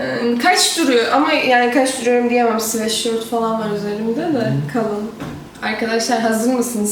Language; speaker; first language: Turkish; native; Turkish